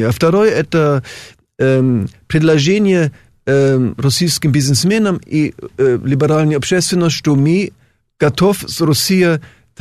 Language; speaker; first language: Russian; non-native, fluent; German